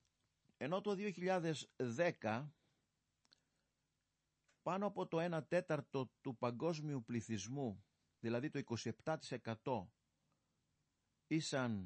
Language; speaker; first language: Greek; native; Greek